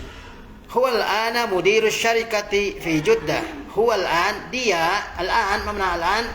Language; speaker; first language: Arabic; non-native, fluent; Indonesian